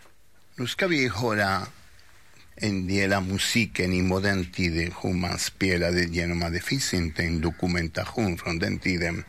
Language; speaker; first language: Swedish; non-native, fluent; Spanish